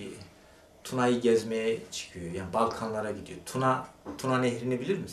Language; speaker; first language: Turkish; native; Turkish